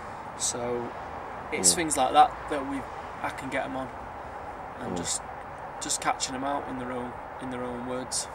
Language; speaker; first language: English; native; English